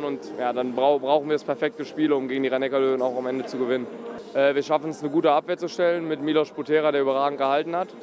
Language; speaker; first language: German; native; German